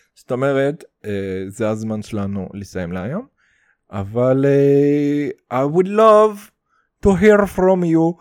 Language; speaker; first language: Hebrew; early bilingual, other home language; Russian